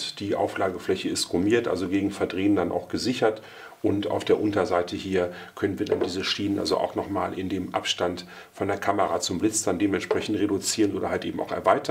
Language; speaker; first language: German; native; German